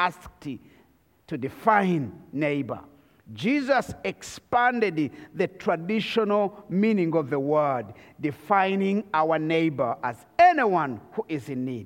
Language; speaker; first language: English; non-native, local second language; Kinyarwanda